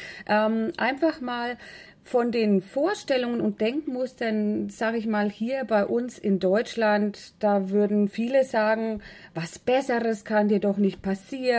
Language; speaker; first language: German; native; German